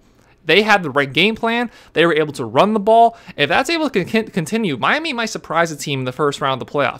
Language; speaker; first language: English; native; English